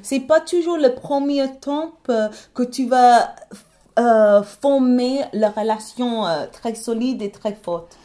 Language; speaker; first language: French; non-native, learner; English